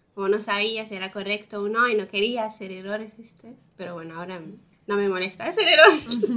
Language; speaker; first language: Spanish; non-native, fluent; Arabic